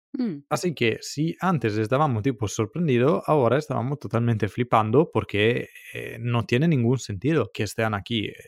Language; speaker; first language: Spanish; non-native, fluent; Italian